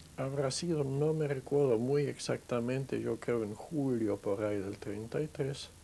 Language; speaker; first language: Spanish; non-native, fluent; German